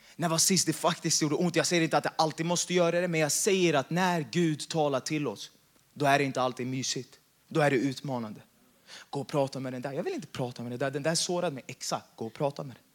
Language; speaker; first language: Swedish; native; Swedish